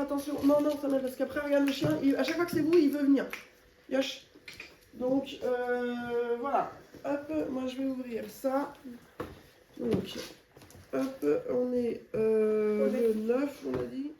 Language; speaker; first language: French; native; French